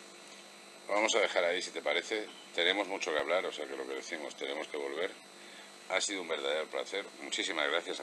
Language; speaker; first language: Spanish; native; Spanish